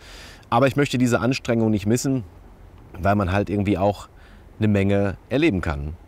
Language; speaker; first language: German; native; German